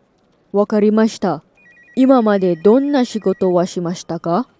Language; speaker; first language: Japanese; non-native, fluent; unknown